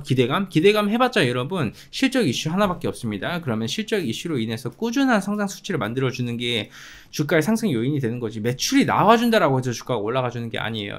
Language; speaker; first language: Korean; native; Korean